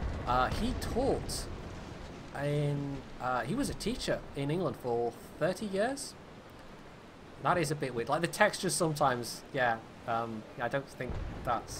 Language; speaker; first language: English; native; English